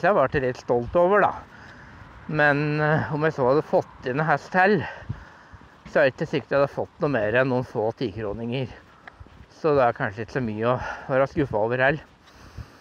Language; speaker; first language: Norwegian; native; Norwegian